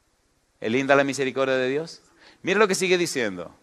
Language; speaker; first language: Spanish; native; Spanish